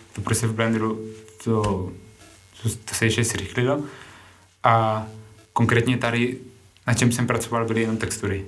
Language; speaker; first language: Czech; non-native, fluent; Spanish